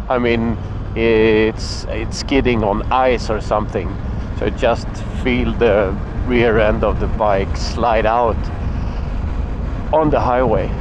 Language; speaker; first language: English; non-native, fluent; Swedish